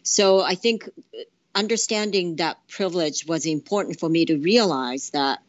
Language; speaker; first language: English; non-native, fluent; Japanese